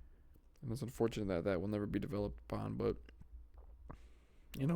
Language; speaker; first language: English; native; English